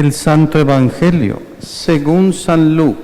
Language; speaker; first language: Spanish; native; Spanish